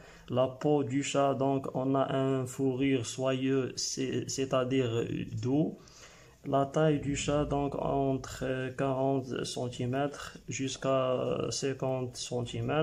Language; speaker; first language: French; non-native, local second language; Arabic